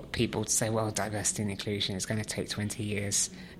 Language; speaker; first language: English; native; English